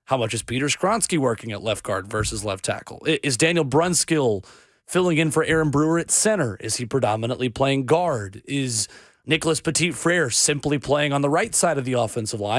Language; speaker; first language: English; native; English